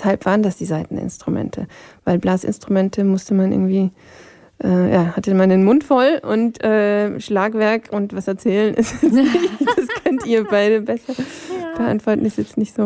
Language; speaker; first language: German; non-native, local second language; Polish